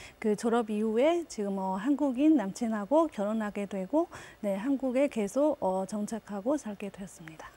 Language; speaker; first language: Korean; non-native, fluent; Burmese